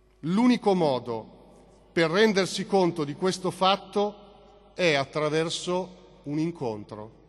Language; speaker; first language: Italian; native; Italian